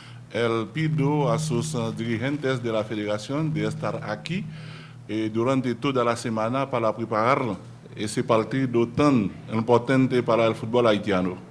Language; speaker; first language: Spanish; non-native, learner; Haitian Creole